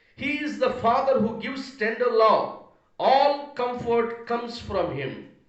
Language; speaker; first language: English; non-native, local second language; Telugu